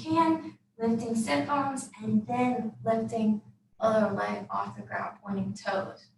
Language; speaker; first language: English; native; English